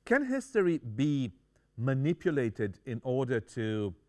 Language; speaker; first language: English; non-native, fluent; Romanian